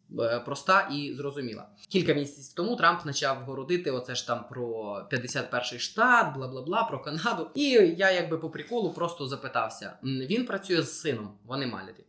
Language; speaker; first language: Ukrainian; non-native, local second language; Russian